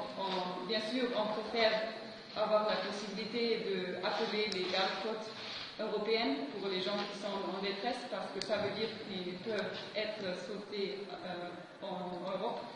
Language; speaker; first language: French; non-native, fluent; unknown